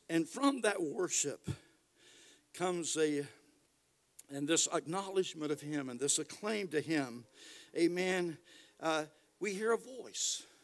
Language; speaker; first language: English; native; English